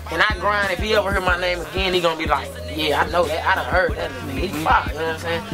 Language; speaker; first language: English; native; English